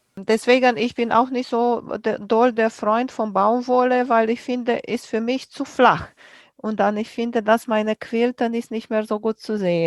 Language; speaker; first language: German; non-native, fluent; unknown